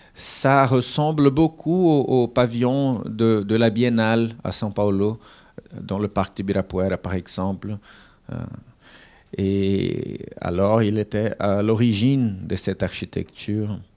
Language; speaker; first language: French; non-native, fluent; Portuguese